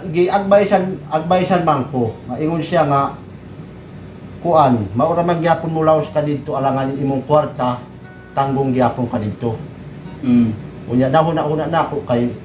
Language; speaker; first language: Cebuano; non-native, local second language; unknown